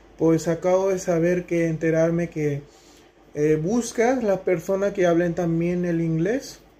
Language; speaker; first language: Spanish; non-native, fluent; Hindi